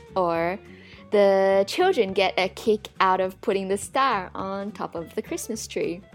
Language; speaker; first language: English; native; English